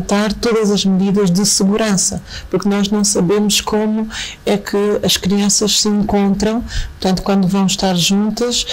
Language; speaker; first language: Portuguese; native; Portuguese